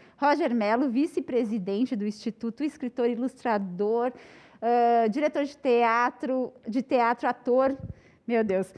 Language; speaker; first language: Portuguese; native; Portuguese